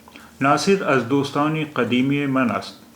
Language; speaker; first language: Persian; non-native, fluent; Urdu